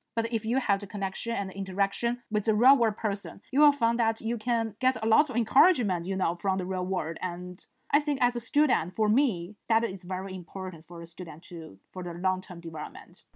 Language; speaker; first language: English; non-native, fluent; Chinese